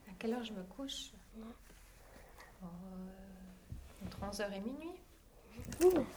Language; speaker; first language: French; native; French